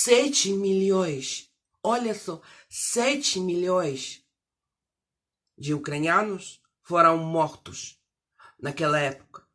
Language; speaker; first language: Portuguese; non-native, fluent; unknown